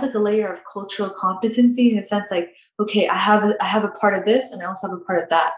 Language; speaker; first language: English; native; English